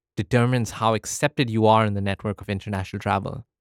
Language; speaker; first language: English; early bilingual, other home language; Arabic